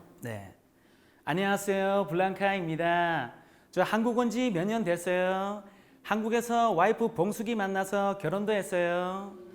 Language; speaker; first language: Korean; native; Korean